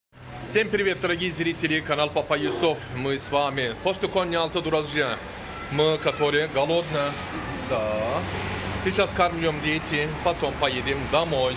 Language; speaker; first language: Russian; non-native, learner; Turkish